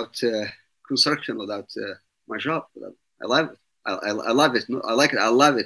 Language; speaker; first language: English; non-native, fluent; Arabic